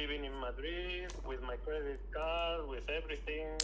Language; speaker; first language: English; non-native, learner; Spanish